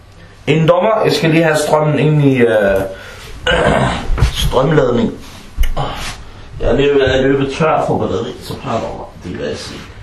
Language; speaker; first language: Danish; early bilingual, other home language; Arabic